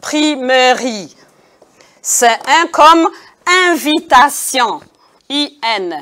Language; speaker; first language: French; non-native, local second language; Kinyarwanda